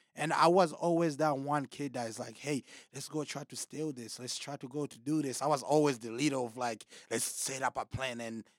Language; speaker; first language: English; non-native, local second language; Rundi